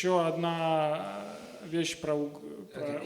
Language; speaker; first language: Russian; native; Russian